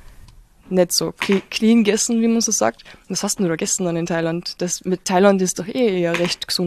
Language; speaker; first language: German; native; German